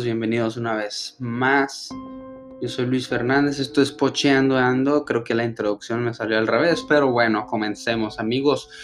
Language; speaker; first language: Spanish; early bilingual, other home language; English